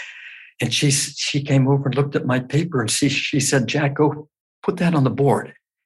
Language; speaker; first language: English; native; English